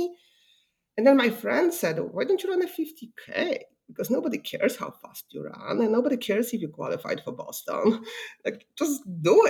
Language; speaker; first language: English; non-native, fluent; Polish